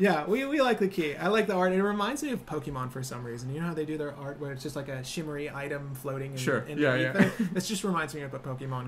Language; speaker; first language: English; native; English